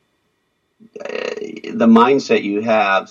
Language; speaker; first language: English; native; English